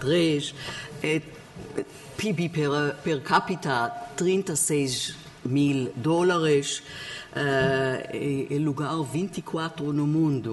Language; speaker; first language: Portuguese; non-native, learner; Hebrew